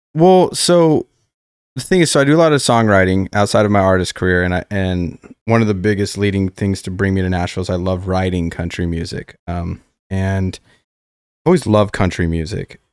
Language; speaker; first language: English; native; English